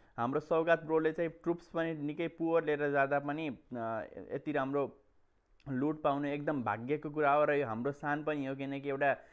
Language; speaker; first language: Nepali; native; Nepali